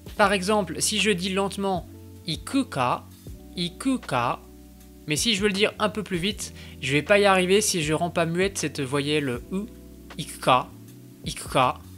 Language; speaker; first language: French; native; French